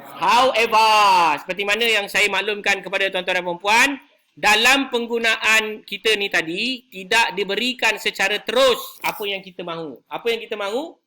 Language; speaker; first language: Malay; native; Malay